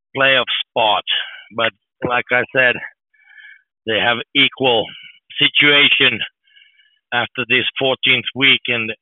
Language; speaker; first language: English; non-native, fluent; Finnish